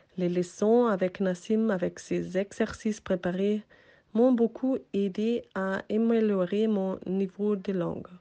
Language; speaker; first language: French; non-native, learner; German